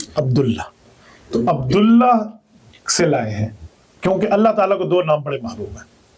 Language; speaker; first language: Urdu; non-native, local second language; Punjabi